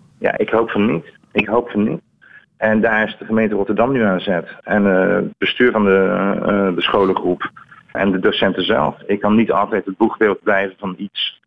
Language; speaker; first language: Dutch; native; Dutch